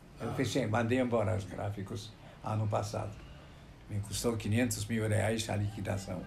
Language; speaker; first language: Portuguese; non-native, fluent; Romanian